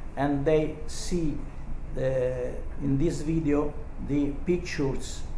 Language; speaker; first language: English; non-native, learner; Italian